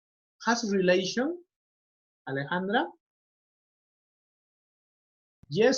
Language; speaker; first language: English; non-native, fluent; Spanish